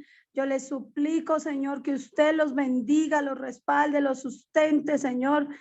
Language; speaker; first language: Spanish; native; Spanish